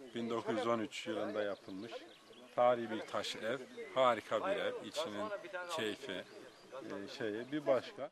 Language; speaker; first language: Turkish; native; Turkish